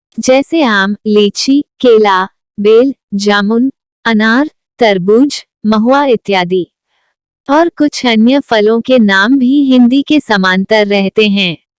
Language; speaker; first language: Hindi; non-native, local second language; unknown